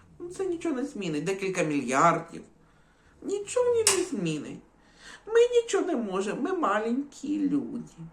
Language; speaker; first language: Ukrainian; native; Ukrainian